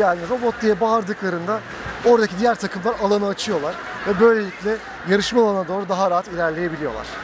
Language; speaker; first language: Turkish; native; Turkish